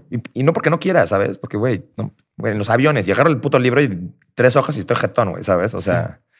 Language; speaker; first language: Spanish; native; Spanish